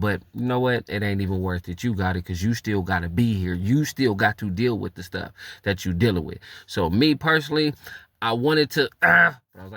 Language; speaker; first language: English; native; English